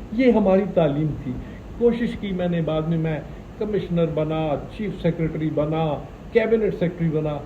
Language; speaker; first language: Urdu; native; Urdu